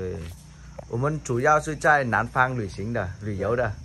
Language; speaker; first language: Chinese; non-native, fluent; Vietnamese